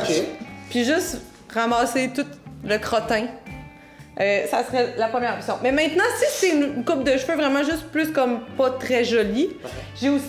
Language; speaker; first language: French; native; French